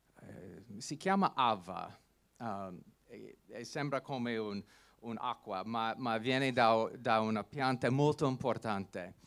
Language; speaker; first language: Italian; non-native, learner; English